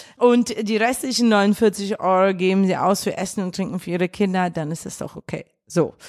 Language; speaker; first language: German; early bilingual, other home language; Russian